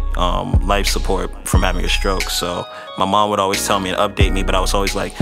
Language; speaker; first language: English; native; English